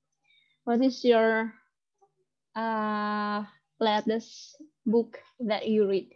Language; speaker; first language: English; non-native, fluent; Indonesian